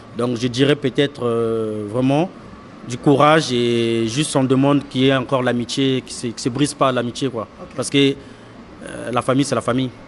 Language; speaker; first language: French; non-native, local second language; Lingala